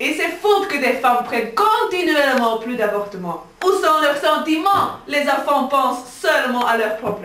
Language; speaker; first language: French; non-native, learner; Dutch